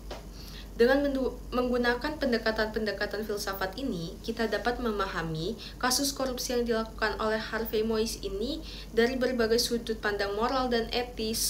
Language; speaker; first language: Indonesian; native; Indonesian